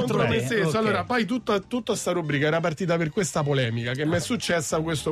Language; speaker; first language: Italian; native; Italian